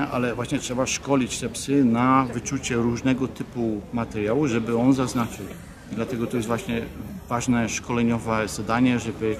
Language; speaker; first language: Polish; early bilingual, heritage; Polish